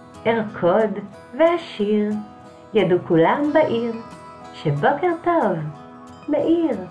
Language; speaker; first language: Hebrew; native; Hebrew